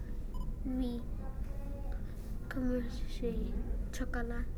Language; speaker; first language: French; non-native, learner; English